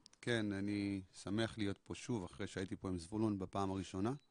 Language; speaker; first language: Hebrew; early bilingual, other home language; Amharic